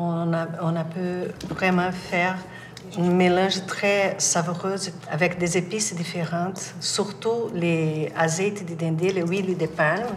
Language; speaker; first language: French; non-native, fluent; Portuguese